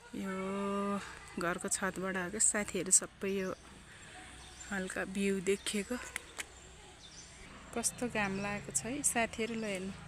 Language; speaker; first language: Nepali; native; Nepali